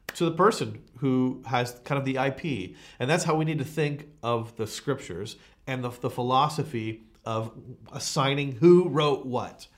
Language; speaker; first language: English; native; English